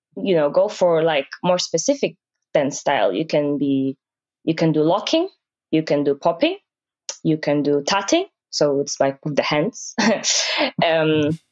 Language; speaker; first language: English; non-native, fluent; Polish